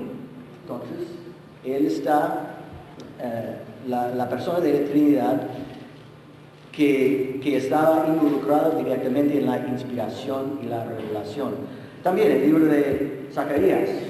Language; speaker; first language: Spanish; non-native, fluent; English